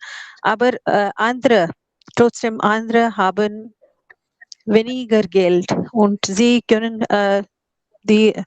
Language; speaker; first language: German; non-native, learner; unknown